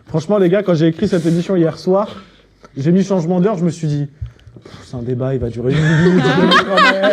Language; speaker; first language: French; native; French